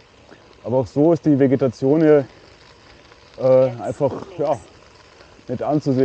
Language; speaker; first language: German; native; German